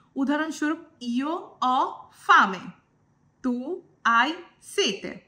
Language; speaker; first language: Italian; non-native, fluent; Bangla